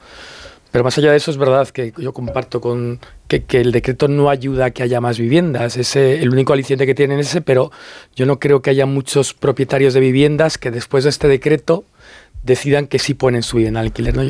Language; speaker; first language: Spanish; native; Spanish